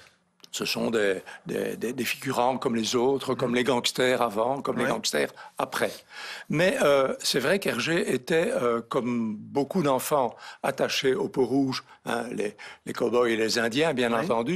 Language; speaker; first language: French; native; French